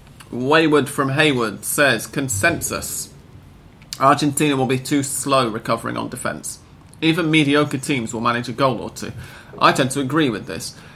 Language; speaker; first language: English; native; English